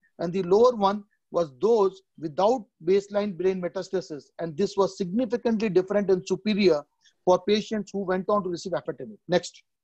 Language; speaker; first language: English; non-native, local second language; Odia